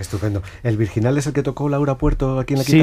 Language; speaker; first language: Spanish; native; Spanish